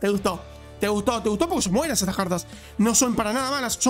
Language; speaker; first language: Spanish; native; Spanish